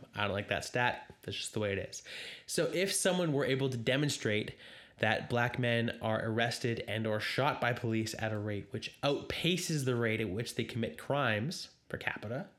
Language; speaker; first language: English; native; English